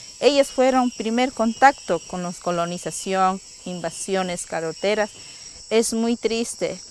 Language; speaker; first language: Spanish; non-native, local second language; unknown